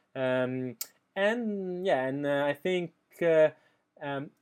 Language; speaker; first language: English; non-native, fluent; Italian